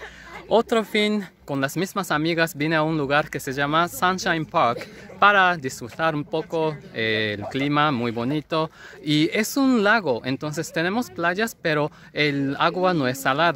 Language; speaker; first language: Spanish; non-native, fluent; Japanese